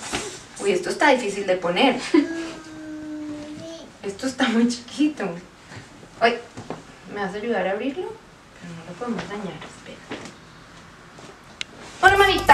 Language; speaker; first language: Spanish; native; Spanish